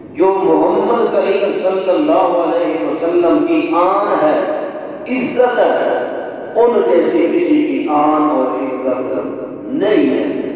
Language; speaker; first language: Urdu; non-native, local second language; Saraiki